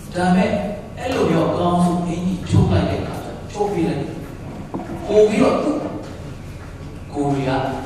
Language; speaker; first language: Burmese; non-native, local second language; Tedim Chin